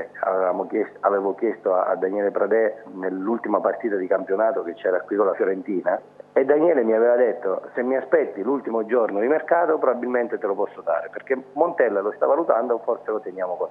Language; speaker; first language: Italian; native; Italian